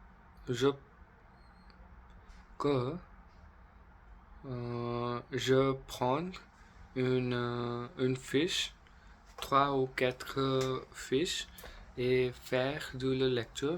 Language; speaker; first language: French; non-native, learner; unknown